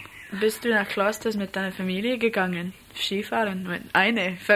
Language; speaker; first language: German; non-native, learner; English